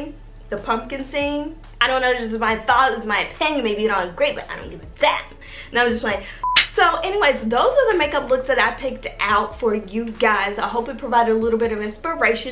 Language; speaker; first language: English; native; English